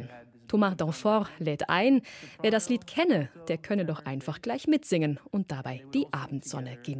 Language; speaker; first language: German; native; German